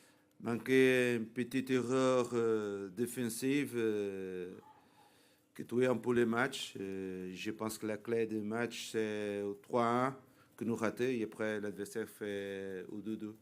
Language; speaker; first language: French; non-native, fluent; Portuguese